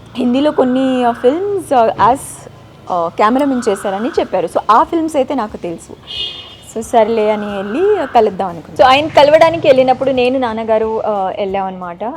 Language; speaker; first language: Telugu; non-native, fluent; Marathi